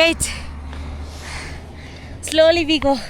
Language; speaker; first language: English; non-native, learner; Malayalam